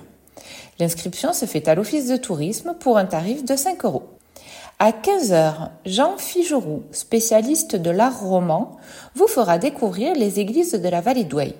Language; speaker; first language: French; native; French